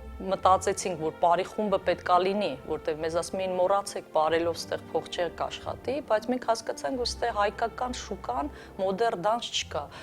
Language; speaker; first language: Armenian; native; Armenian